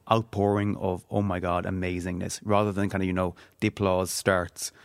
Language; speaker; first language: English; native; English